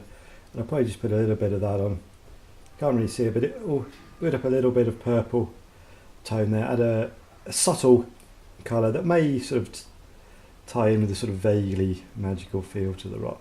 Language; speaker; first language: English; native; English